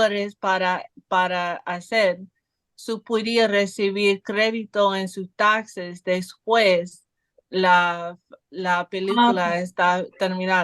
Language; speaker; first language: Spanish; non-native, learner; English